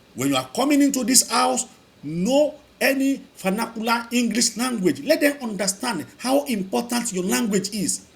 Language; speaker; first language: English; non-native, local second language; Yoruba